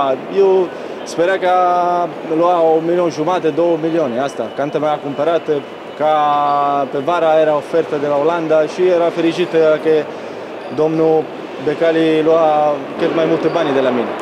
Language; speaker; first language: Romanian; non-native, fluent; Italian